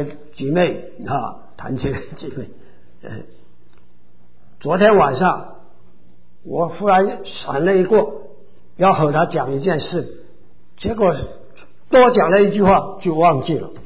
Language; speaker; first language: Chinese; native; Chinese